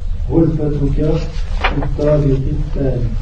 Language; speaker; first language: Arabic; non-native, learner; French